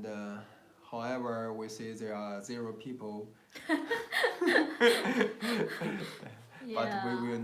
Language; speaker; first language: English; non-native, learner; Chinese